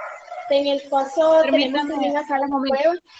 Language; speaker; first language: Spanish; native; Spanish